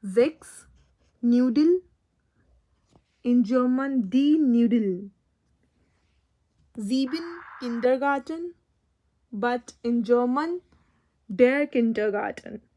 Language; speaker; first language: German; non-native, learner; Hindi